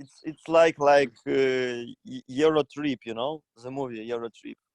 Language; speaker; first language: English; non-native, fluent; Russian